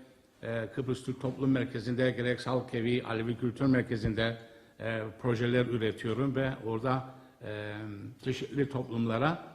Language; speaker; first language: Turkish; native; Turkish